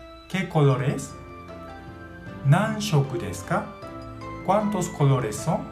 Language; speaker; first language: Spanish; non-native, learner; Japanese